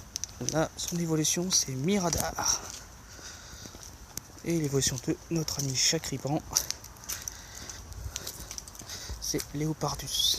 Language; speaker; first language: French; native; French